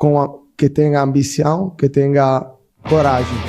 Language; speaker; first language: Portuguese; non-native, fluent; Italian